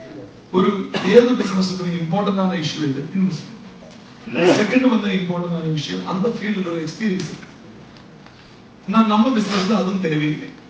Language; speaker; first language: Tamil; non-native, local second language; Malayalam